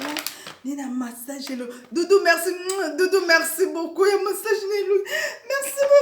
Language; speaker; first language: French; non-native, local second language; Lingala